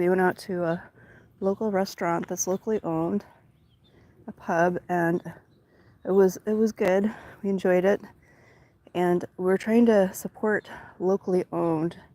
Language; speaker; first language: English; native; English